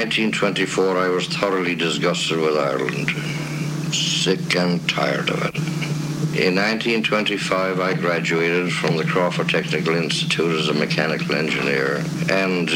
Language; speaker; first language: English; native; English